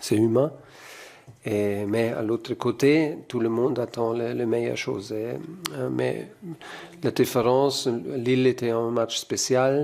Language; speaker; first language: French; non-native, fluent; German